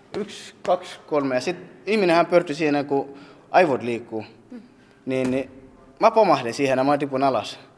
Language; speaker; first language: Finnish; non-native, fluent; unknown